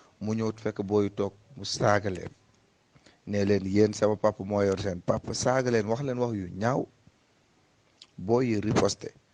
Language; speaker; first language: Wolof; non-native, local second language; Fula